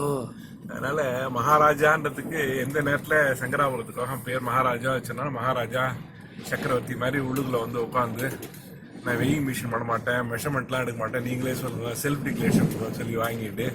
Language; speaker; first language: Tamil; native; Tamil